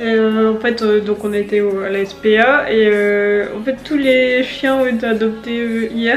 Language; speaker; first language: French; native; French